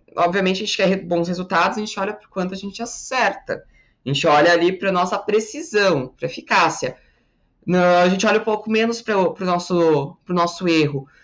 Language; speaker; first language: Portuguese; native; Portuguese